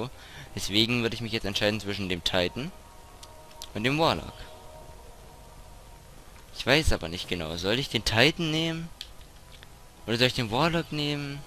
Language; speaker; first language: German; native; German